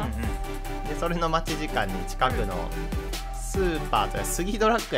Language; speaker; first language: Japanese; native; Japanese